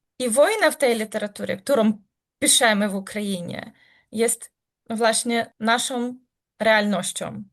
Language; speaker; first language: Polish; non-native, learner; Ukrainian